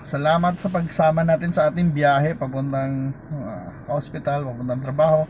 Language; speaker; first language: Filipino; non-native, local second language; Cebuano